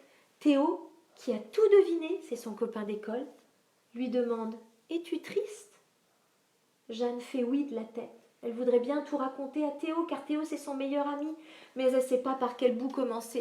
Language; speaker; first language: French; native; French